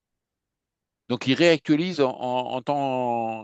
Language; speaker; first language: French; native; French